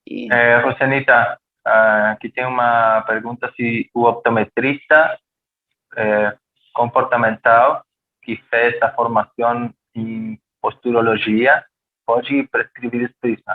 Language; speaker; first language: Portuguese; non-native, fluent; Spanish